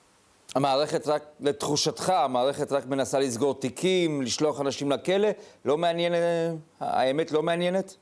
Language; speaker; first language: Hebrew; native; Hebrew